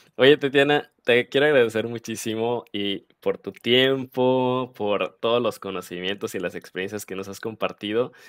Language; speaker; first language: Spanish; native; Spanish